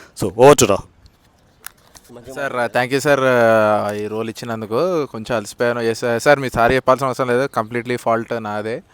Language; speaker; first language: Telugu; native; Telugu